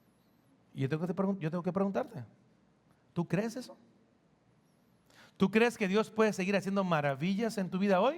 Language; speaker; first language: Spanish; native; Spanish